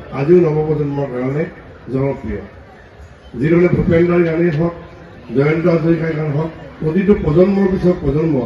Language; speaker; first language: Assamese; native; Assamese